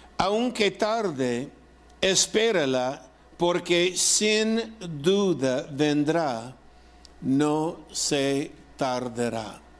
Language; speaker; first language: Spanish; non-native, fluent; English